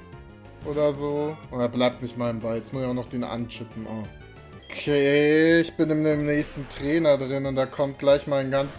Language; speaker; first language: German; native; German